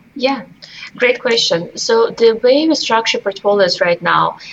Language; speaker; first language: English; non-native, fluent; Russian